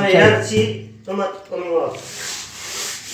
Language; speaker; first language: English; non-native, learner; Nepali